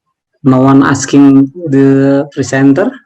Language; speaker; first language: English; non-native, learner; Indonesian